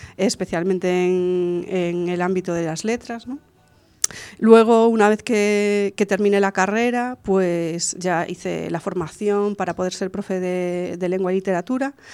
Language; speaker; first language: Spanish; non-native, local second language; Galician